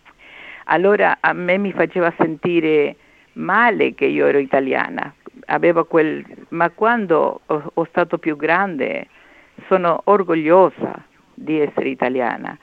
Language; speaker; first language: Italian; early bilingual, heritage; Spanish